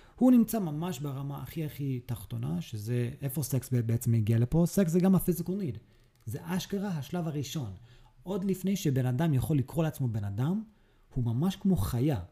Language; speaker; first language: Hebrew; early bilingual, other home language; English